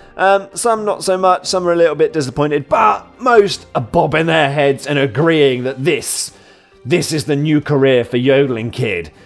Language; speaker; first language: English; native; English